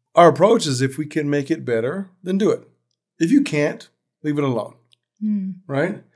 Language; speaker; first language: English; native; English